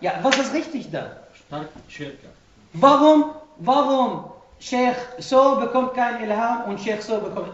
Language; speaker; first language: German; non-native, fluent; Arabic